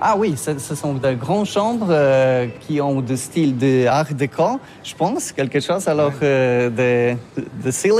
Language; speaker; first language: French; non-native, learner; Polish